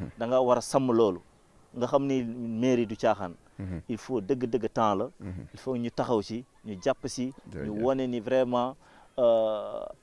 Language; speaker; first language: Wolof; non-native, local second language; Fula